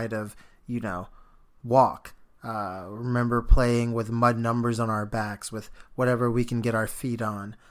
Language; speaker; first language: English; early bilingual, other home language; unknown